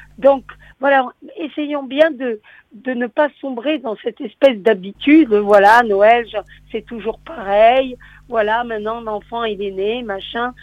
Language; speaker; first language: French; native; French